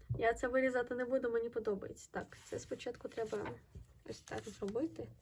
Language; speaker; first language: Ukrainian; non-native, local second language; Russian